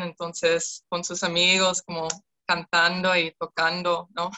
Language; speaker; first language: Spanish; non-native, fluent; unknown